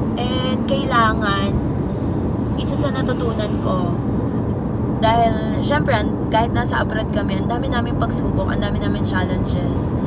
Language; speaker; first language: Filipino; non-native, local second language; Waray